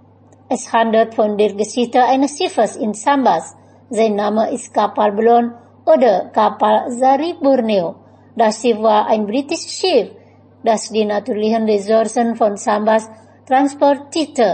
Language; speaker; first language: German; non-native, fluent; Indonesian